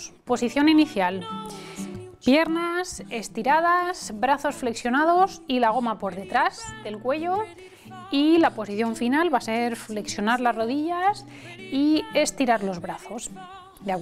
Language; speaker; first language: Spanish; native; Spanish